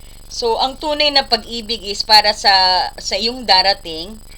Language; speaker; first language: Filipino; native; Filipino